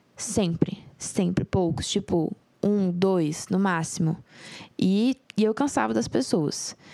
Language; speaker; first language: Portuguese; native; Portuguese